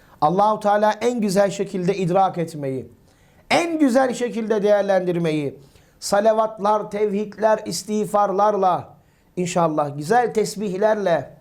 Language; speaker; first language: Turkish; native; Turkish